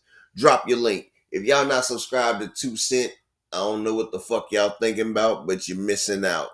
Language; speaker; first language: English; native; English